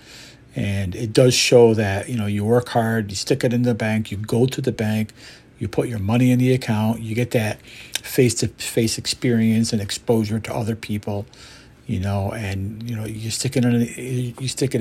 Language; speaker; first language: English; native; English